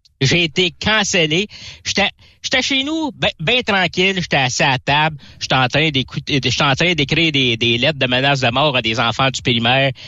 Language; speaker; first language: French; native; French